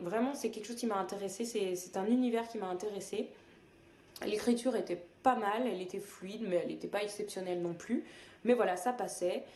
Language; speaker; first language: French; native; French